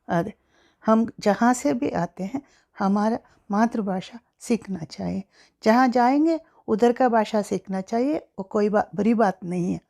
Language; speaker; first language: Hindi; non-native, local second language; Tulu